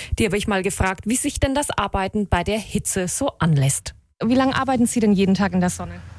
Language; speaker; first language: German; native; German